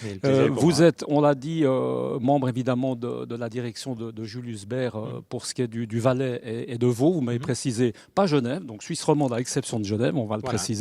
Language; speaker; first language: French; native; French